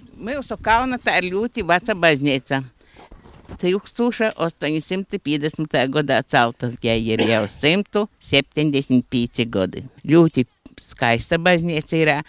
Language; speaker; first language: Latvian; native; Latvian